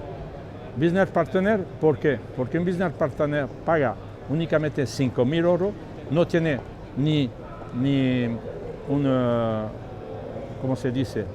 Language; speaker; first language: Spanish; non-native, learner; French